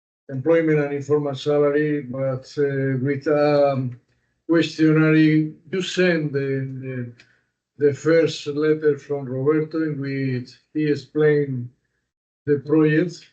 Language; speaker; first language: English; non-native, learner; Spanish